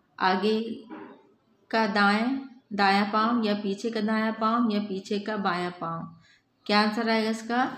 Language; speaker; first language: Hindi; native; Hindi